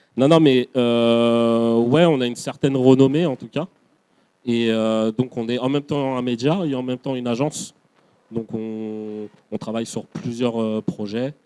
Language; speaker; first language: French; native; French